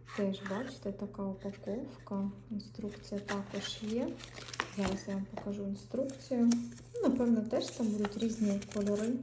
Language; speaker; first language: Ukrainian; non-native, local second language; Russian